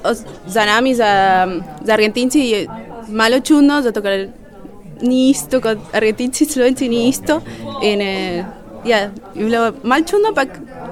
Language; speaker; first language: Slovenian; early bilingual, heritage; Spanish